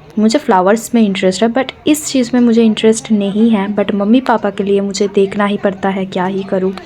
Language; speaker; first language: Hindi; non-native, local second language; Bangla